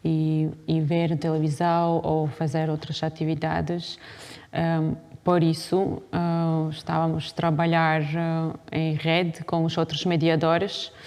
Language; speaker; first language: Portuguese; non-native, fluent; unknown